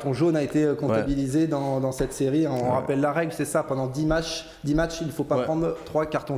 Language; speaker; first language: French; native; French